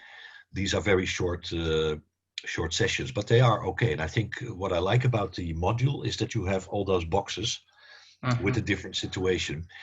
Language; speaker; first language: English; non-native, fluent; Dutch